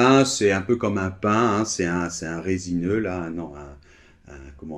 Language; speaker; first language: French; native; French